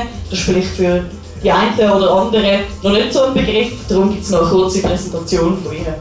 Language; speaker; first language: German; native; German